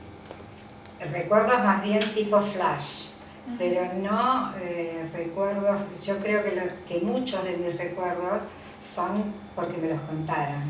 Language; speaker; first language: Spanish; early bilingual, other home language; Italian